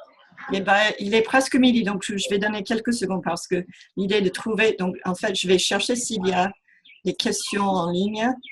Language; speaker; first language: French; non-native, fluent; English